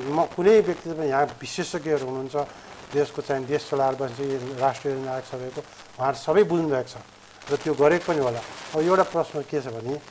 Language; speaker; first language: Nepali; native; Nepali